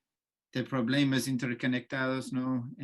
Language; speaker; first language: Spanish; non-native, fluent; English